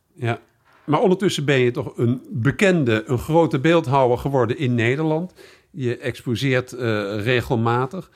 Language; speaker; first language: Dutch; native; Dutch